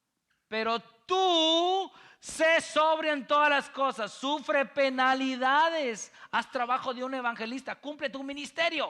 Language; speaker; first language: Spanish; native; Spanish